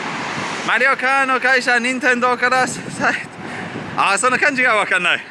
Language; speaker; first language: Japanese; non-native, learner; English